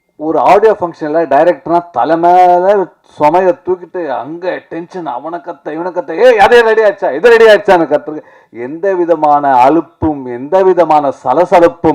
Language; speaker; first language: Tamil; native; Tamil